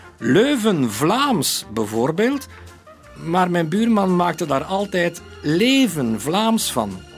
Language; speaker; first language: Dutch; native; Dutch